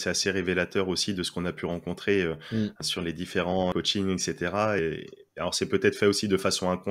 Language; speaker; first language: French; native; French